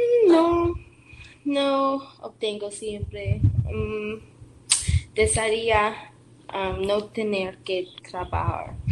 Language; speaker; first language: Spanish; non-native, learner; English